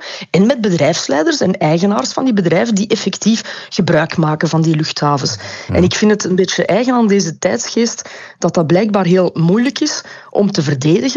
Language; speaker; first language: Dutch; native; Dutch